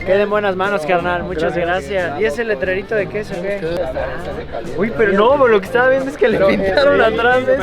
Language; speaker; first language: Spanish; native; Spanish